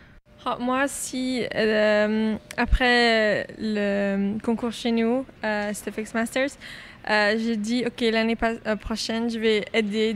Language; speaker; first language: French; non-native, local second language; Dutch